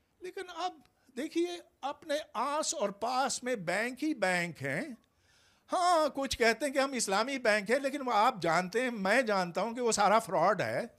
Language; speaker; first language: Urdu; native; Urdu